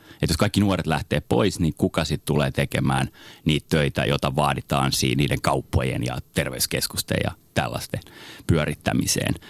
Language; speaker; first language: Finnish; native; Finnish